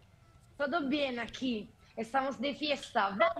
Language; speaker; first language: Spanish; non-native, fluent; Italian